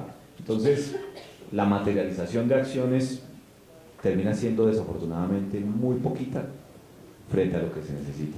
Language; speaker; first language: Spanish; native; Spanish